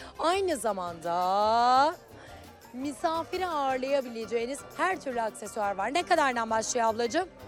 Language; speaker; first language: Turkish; native; Turkish